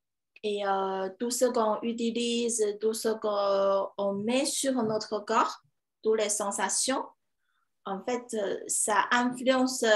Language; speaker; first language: French; non-native, fluent; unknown